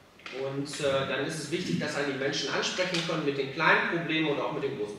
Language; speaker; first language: German; native; German